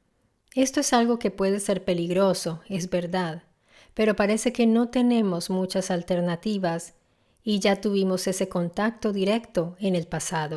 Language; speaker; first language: Spanish; non-native, fluent; Italian